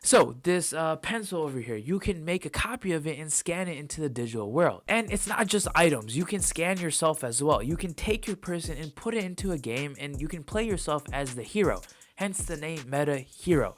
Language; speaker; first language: English; native; English